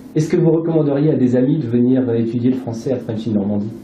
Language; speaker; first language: French; native; French